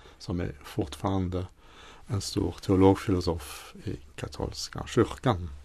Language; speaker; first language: Swedish; non-native, fluent; French